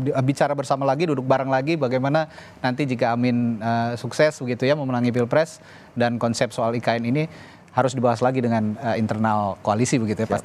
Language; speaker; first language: Indonesian; native; Indonesian